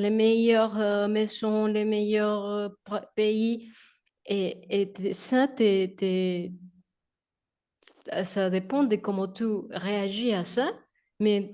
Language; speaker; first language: French; non-native, learner; Spanish